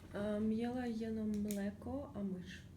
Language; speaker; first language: Czech; non-native, learner; Ukrainian